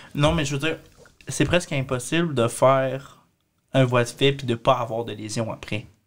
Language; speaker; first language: French; native; French